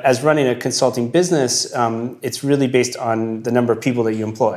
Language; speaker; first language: English; native; English